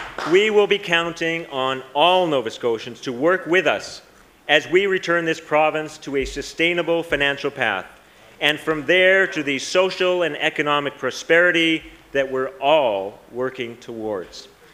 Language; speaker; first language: English; native; English